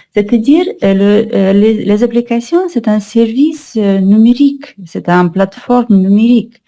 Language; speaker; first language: French; non-native, learner; Russian